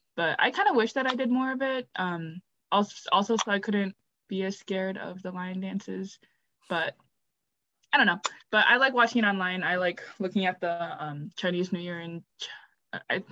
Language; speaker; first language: English; native; English